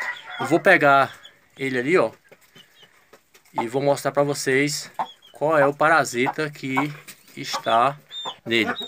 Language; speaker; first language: Portuguese; native; Portuguese